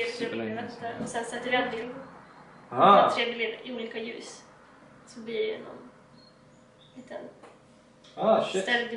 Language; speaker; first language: Swedish; native; Swedish